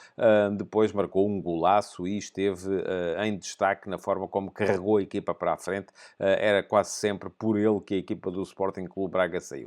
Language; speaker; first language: Portuguese; native; Portuguese